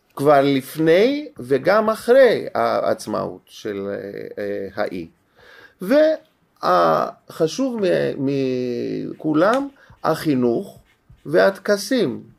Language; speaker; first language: Hebrew; non-native, fluent; Greek